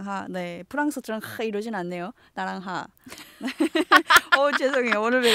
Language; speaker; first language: Korean; native; Korean